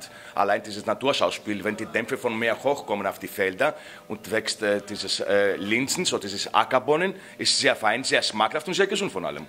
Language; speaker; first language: German; non-native, fluent; Greek